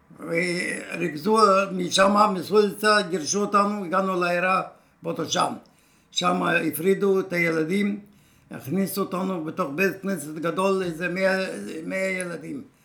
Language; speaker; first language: Hebrew; non-native, fluent; Romanian